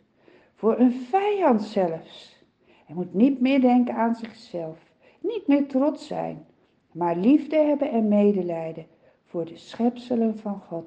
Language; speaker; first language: Dutch; native; Dutch